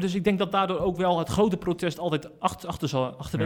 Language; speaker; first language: Dutch; native; Dutch